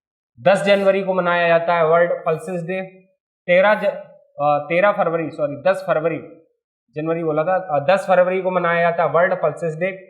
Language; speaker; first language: Hindi; native; Hindi